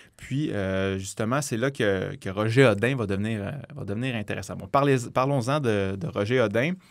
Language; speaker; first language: French; native; French